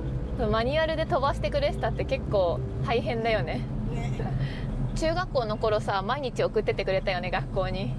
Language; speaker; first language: Japanese; native; Japanese